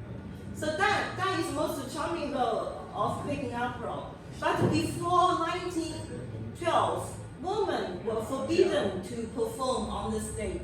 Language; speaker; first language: English; non-native, learner; Chinese